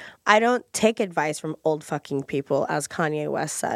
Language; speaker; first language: English; early bilingual, other home language; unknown